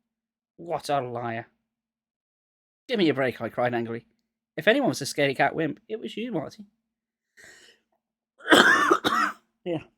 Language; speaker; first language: English; native; English